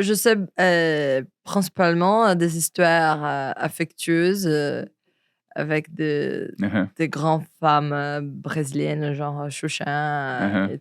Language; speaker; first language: French; non-native, learner; Portuguese